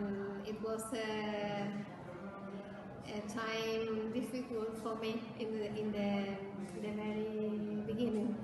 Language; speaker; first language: English; non-native, learner; Spanish